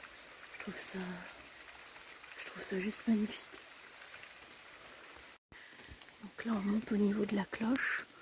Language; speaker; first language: French; native; French